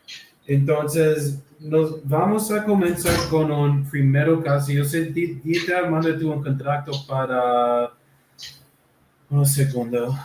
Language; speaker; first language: Spanish; non-native, learner; English